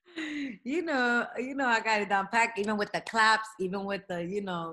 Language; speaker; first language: English; early bilingual, other home language; Spanish